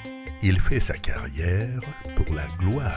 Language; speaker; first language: French; non-native, fluent; Russian